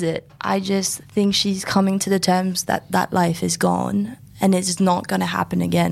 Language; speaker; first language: English; non-native, fluent; French